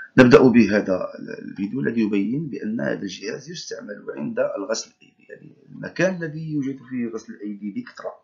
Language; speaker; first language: Arabic; native; Arabic